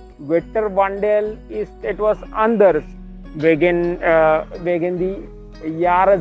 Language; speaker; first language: German; non-native, learner; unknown